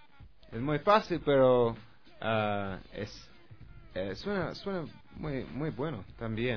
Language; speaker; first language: Spanish; non-native, learner; English